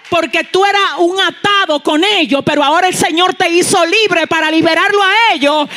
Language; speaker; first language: Spanish; early bilingual, heritage; Spanish